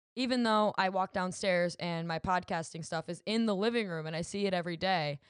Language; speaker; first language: English; native; English